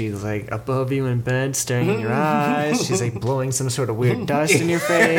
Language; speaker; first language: English; native; English